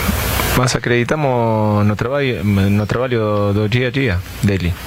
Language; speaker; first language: Portuguese; non-native, fluent; Spanish